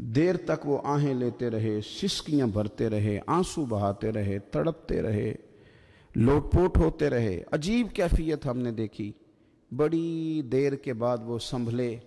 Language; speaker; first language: Urdu; native; Urdu